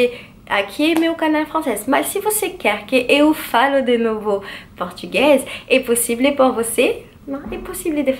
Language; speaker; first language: Portuguese; non-native, learner; French